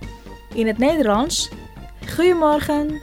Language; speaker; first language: Dutch; non-native, learner; Indonesian